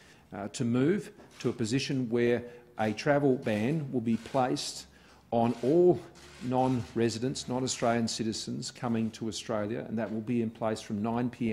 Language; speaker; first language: English; native; English